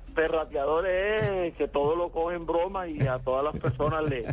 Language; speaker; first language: Spanish; native; Spanish